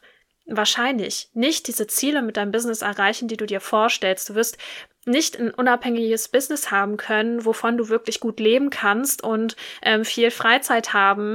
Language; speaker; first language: German; native; German